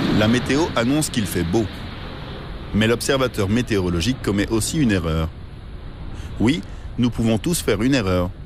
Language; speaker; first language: French; native; French